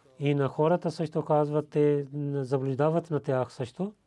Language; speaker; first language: Bulgarian; non-native, learner; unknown